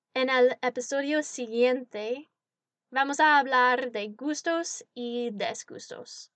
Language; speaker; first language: Spanish; non-native, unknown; English